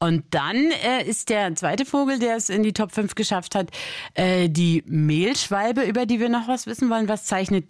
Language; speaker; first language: German; native; German